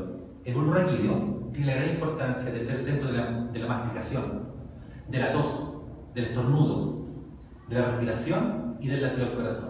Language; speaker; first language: Spanish; native; Spanish